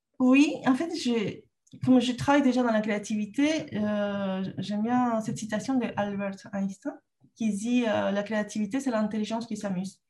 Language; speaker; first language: French; non-native, fluent; Spanish